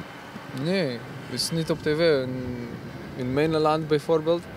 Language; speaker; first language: Dutch; non-native, learner; Ukrainian